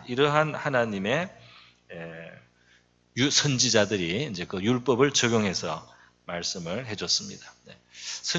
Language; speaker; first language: Korean; native; Korean